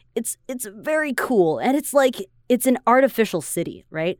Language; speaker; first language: English; non-native, fluent; Chinese